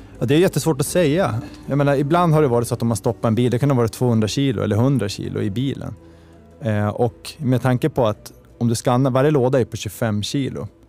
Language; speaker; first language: Swedish; native; Swedish